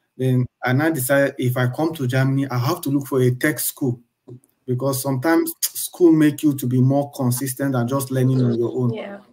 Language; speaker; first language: English; non-native, local second language; Igbo